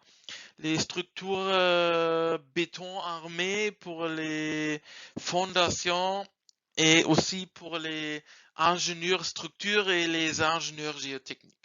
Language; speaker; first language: French; non-native, learner; German